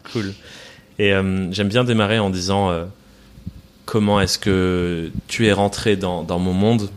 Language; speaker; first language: French; early bilingual, other home language; English